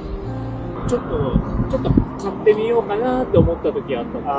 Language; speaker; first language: Japanese; native; Japanese